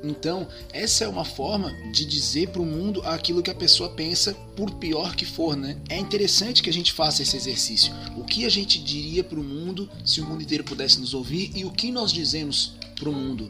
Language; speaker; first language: Portuguese; native; Portuguese